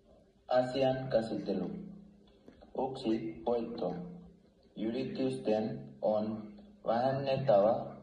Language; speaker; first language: Finnish; non-native, learner; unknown